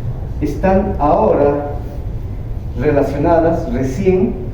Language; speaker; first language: Spanish; native; Spanish